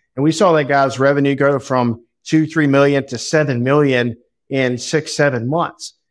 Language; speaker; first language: English; native; English